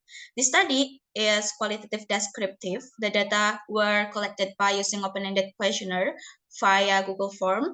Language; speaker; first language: English; non-native, learner; Indonesian